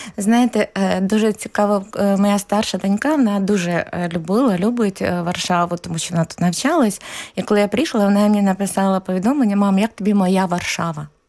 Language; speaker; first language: Ukrainian; native; Ukrainian